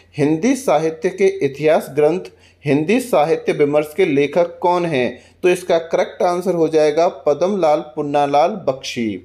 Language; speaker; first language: Hindi; native; Hindi